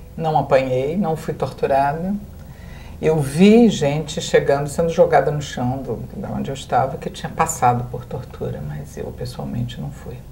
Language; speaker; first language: Portuguese; native; Portuguese